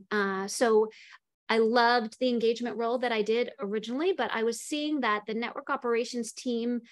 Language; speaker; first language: English; native; English